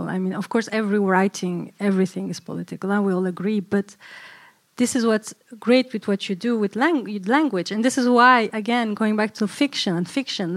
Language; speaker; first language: English; early bilingual, other home language; Turkish